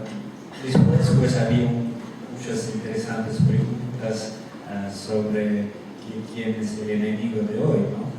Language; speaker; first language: Spanish; non-native, fluent; Russian